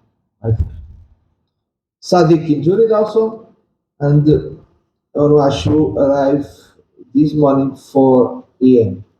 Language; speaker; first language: English; non-native, learner; Portuguese